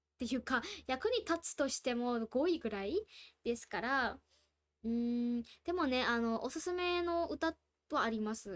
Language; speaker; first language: Japanese; non-native, fluent; Burmese